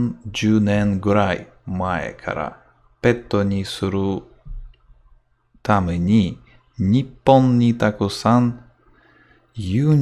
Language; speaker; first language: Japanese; non-native, learner; English